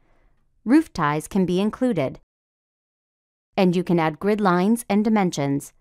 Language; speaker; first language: English; native; English